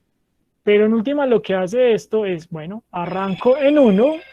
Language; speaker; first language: Spanish; native; Spanish